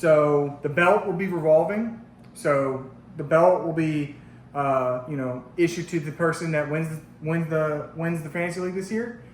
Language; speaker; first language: English; native; English